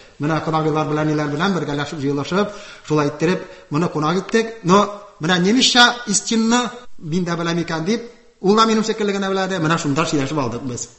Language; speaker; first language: Tatar; non-native, local second language; Udmurt